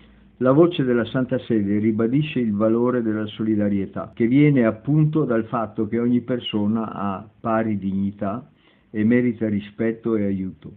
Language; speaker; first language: Italian; native; Italian